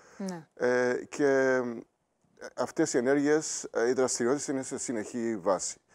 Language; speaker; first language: Greek; native; Greek